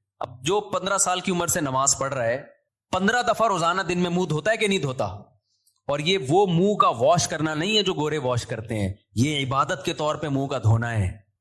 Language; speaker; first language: Urdu; native; Urdu